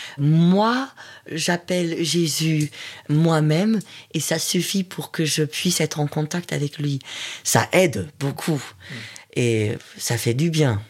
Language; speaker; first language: French; non-native, fluent; German